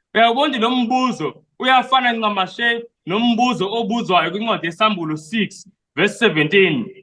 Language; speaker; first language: Zulu; non-native, local second language; Xhosa